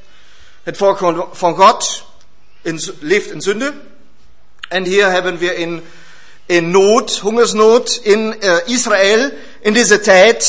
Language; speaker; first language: Dutch; non-native, learner; German